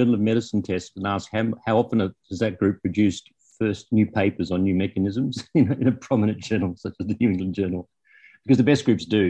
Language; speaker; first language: English; native; English